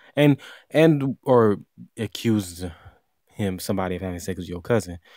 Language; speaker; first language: English; native; English